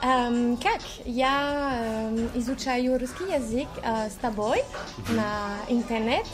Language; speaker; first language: Russian; non-native, learner; French